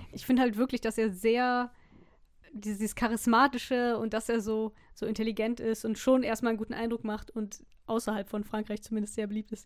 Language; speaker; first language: German; native; German